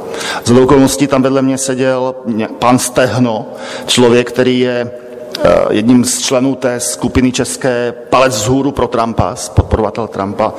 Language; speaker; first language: Czech; native; Czech